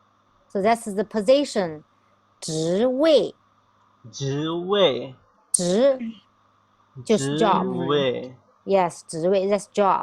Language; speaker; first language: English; non-native, fluent; Chinese